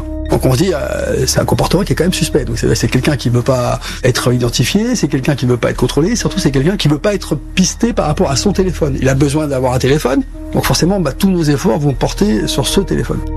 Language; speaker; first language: French; native; French